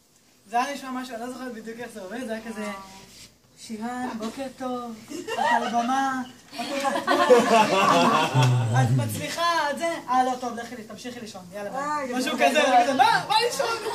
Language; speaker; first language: Hebrew; native; Hebrew